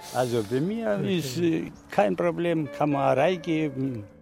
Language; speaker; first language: German; non-native, fluent; Russian